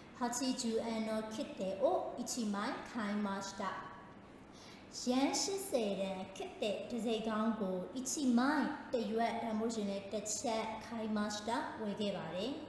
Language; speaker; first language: Japanese; non-native, fluent; Burmese